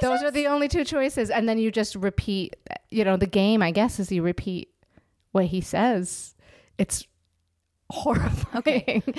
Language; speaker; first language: English; native; English